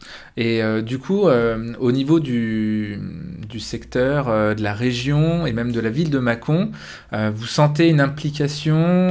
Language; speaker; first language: French; native; French